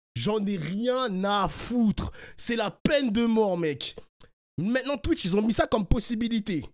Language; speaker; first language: French; early bilingual, other home language; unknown